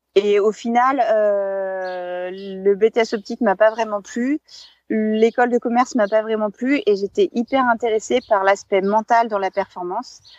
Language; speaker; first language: French; native; French